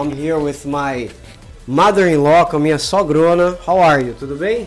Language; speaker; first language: English; non-native, fluent; Portuguese